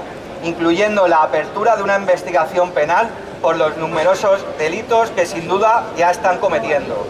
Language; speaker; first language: Spanish; native; Spanish